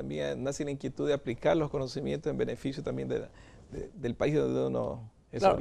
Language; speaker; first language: Spanish; native; Spanish